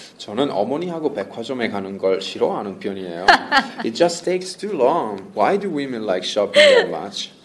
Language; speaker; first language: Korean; non-native, learner; Italian